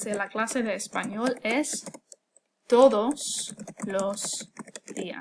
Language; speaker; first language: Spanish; non-native, fluent; English